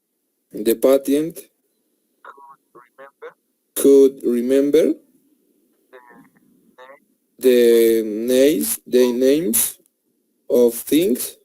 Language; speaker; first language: English; non-native, learner; Spanish